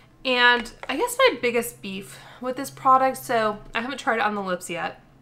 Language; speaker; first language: English; native; English